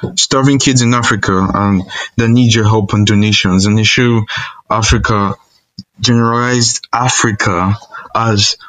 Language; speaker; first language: English; non-native, local second language; Igbo